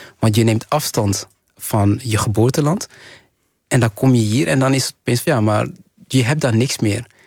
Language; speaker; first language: Dutch; early bilingual, other home language; Kinyarwanda